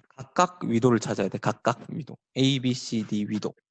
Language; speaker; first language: Korean; native; Korean